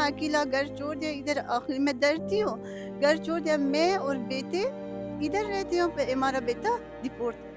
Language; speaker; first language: Hindi; non-native, learner; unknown